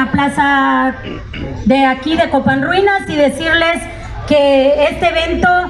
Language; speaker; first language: Spanish; native; Spanish